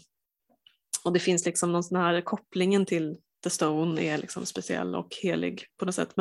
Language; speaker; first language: Swedish; native; Swedish